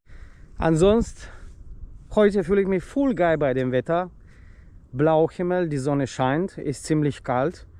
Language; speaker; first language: German; non-native, learner; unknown